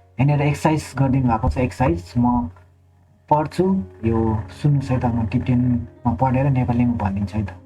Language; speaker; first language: Nepali; non-native, local second language; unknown